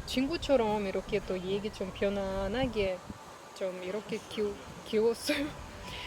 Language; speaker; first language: Korean; non-native, learner; Russian